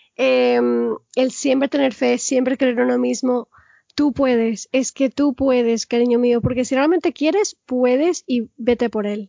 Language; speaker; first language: Spanish; early bilingual, heritage; Spanish